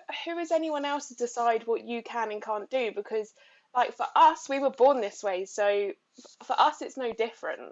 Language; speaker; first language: English; native; English